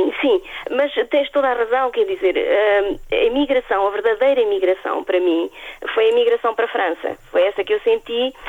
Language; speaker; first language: Portuguese; native; Portuguese